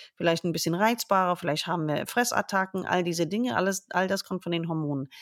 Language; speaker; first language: German; non-native, fluent; English